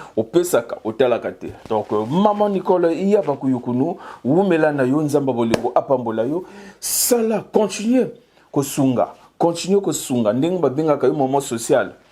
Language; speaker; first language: Lingala; native; Lingala